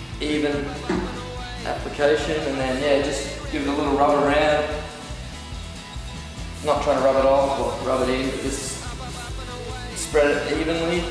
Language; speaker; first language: English; native; English